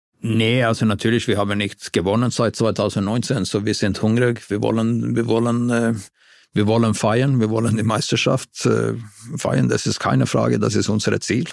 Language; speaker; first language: German; non-native, fluent; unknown